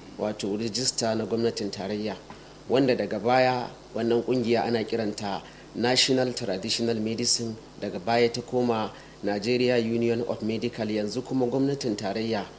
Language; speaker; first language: Hausa; native; Hausa